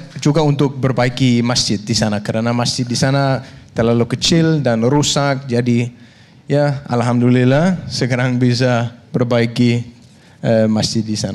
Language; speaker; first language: Indonesian; non-native, fluent; Danish